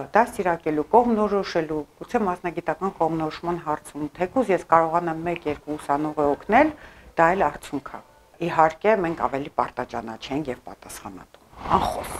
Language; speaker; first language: Armenian; early bilingual, heritage; Armenian